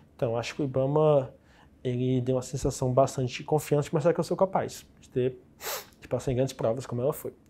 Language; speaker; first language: Portuguese; native; Portuguese